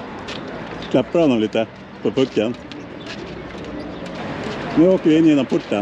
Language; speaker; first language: Swedish; native; Swedish